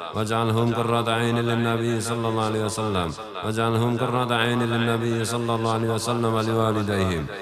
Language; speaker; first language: Arabic; non-native, fluent; Indonesian